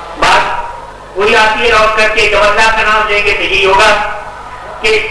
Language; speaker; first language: Urdu; native; Urdu